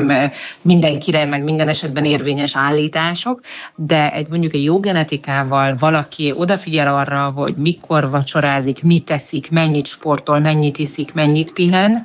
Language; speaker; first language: Hungarian; native; Hungarian